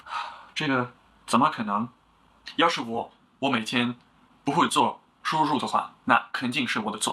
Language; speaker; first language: Chinese; non-native, learner; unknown